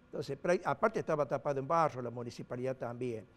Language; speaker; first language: Spanish; native; Spanish